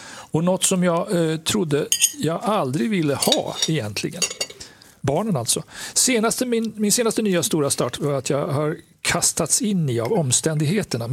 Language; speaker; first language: Swedish; native; Swedish